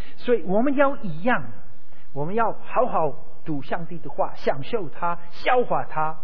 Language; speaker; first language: Chinese; non-native, fluent; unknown